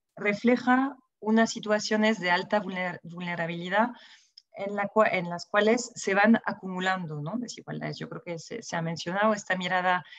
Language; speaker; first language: Spanish; non-native, fluent; French